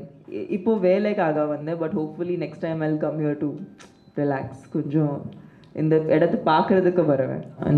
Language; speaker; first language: Tamil; non-native, fluent; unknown